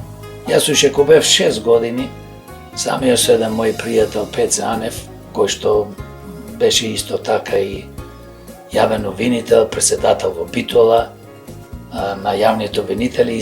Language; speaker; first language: Macedonian; native; Macedonian